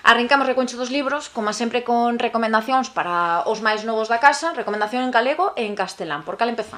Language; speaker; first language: Galician; native; Galician